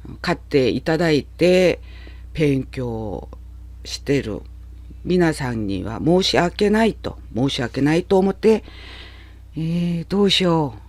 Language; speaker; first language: Japanese; non-native, fluent; Korean